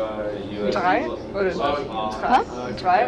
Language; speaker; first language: German; non-native, learner; English